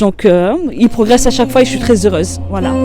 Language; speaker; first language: French; native; French